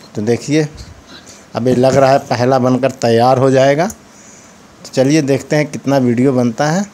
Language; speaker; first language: Hindi; native; Hindi